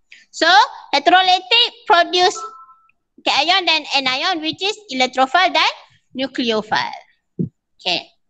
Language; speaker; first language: English; non-native, local second language; Malay